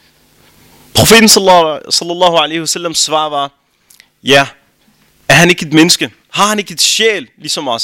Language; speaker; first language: Danish; early bilingual, other home language; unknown